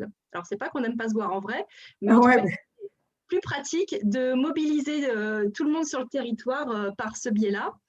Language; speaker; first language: French; native; French